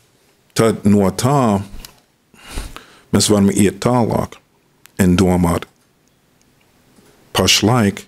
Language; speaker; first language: Latvian; non-native, fluent; English